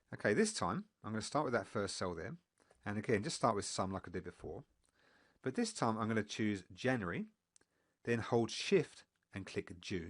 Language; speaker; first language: English; native; English